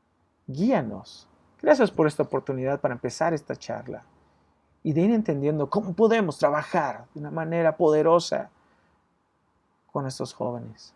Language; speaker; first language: Spanish; native; Spanish